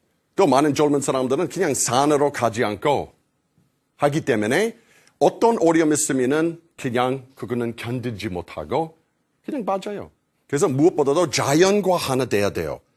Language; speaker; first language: Korean; non-native, fluent; English